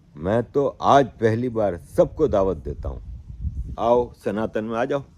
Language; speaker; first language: Urdu; native; Urdu